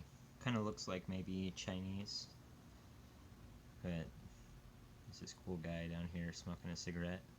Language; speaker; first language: English; native; English